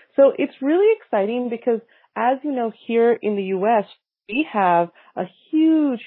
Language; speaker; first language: English; early bilingual, other home language; Spanish